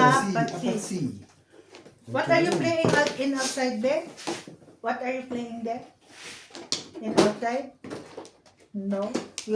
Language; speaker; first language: English; non-native, learner; Filipino